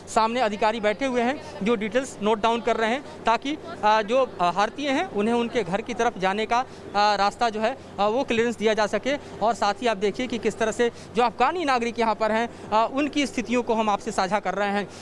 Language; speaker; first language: Hindi; native; Hindi